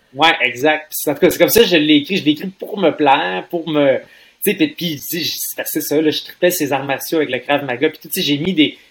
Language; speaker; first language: French; native; French